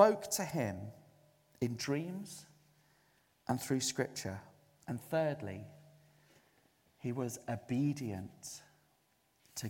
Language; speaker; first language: English; native; English